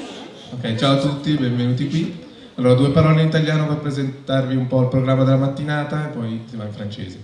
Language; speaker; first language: Italian; native; Italian